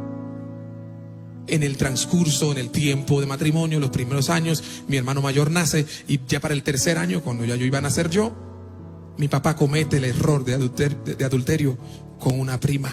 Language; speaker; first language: Spanish; non-native, fluent; Haitian Creole